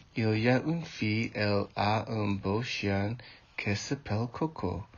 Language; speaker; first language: French; non-native, learner; English